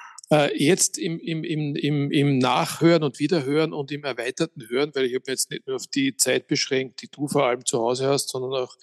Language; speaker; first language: German; native; German